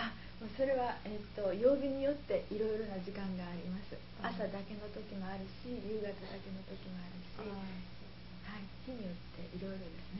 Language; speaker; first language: Japanese; native; Japanese